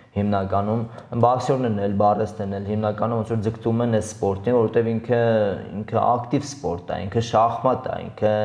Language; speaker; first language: Armenian; native; Armenian